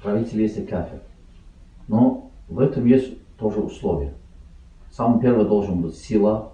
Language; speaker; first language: Russian; non-native, learner; Azerbaijani